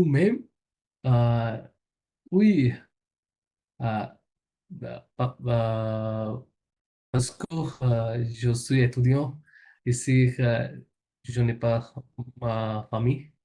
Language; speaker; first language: French; non-native, learner; Bangla